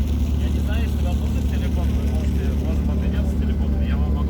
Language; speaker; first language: Russian; native; Russian